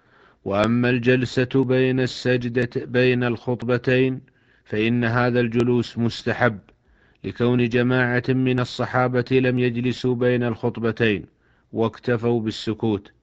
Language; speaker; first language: Arabic; native; Arabic